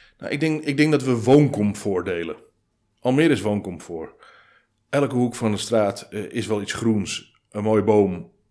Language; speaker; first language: Dutch; native; Dutch